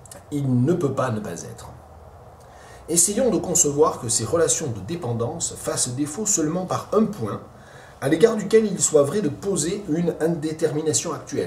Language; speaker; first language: French; native; French